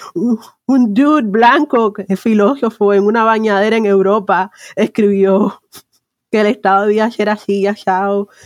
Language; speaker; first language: Spanish; native; Spanish